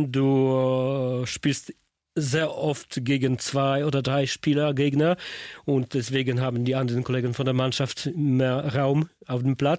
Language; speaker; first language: German; non-native, learner; Polish